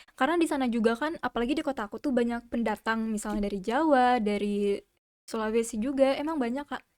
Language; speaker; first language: Indonesian; native; Indonesian